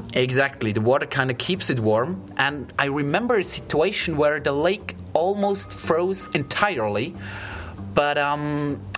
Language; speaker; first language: English; non-native, fluent; German